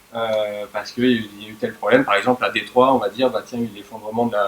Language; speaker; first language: French; native; French